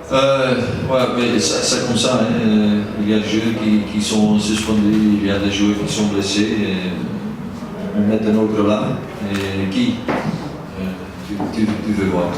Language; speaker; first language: French; non-native, learner; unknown